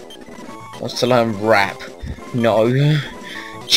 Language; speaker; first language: English; native; English